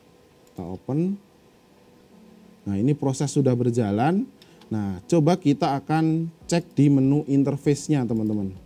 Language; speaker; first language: Indonesian; native; Indonesian